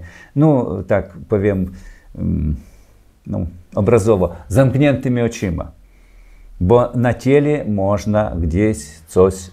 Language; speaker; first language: Polish; non-native, learner; Ukrainian